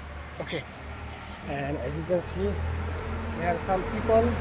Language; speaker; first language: English; non-native, learner; Bangla